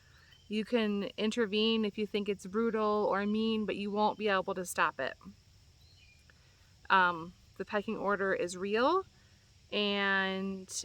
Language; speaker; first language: English; native; English